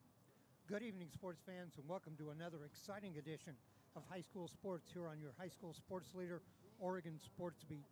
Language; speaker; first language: English; native; English